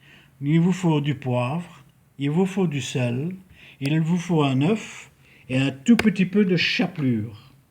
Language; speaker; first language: French; native; French